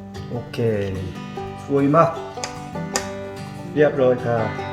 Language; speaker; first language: Thai; non-native, learner; Korean